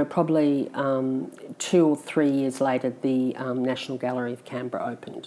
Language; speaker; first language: English; native; English